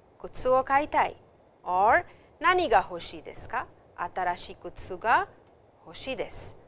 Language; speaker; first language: Japanese; non-native, fluent; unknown